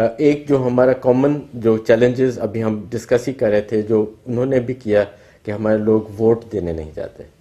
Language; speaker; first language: Urdu; non-native, local second language; Baluchi